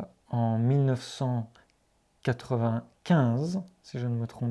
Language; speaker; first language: French; native; French